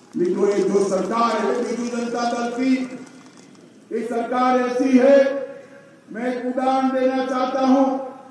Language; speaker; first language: Hindi; non-native, local second language; Gujarati